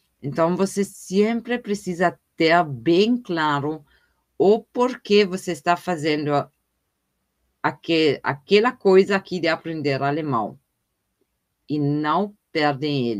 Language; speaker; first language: Portuguese; non-native, fluent; German